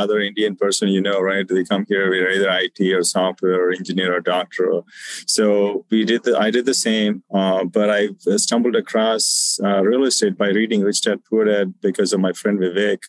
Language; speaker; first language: English; non-native, local second language; Tamil